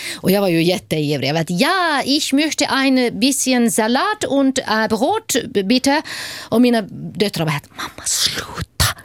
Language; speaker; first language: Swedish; native; Swedish